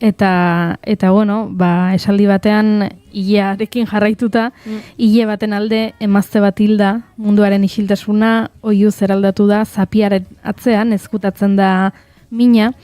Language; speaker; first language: Basque; native; Basque